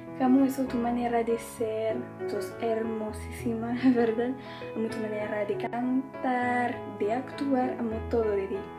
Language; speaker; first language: Spanish; non-native, fluent; French